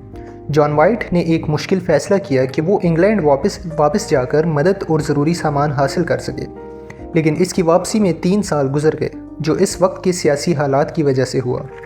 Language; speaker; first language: Urdu; native; Urdu